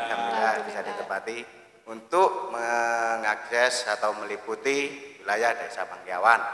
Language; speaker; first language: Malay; non-native, local second language; Javanese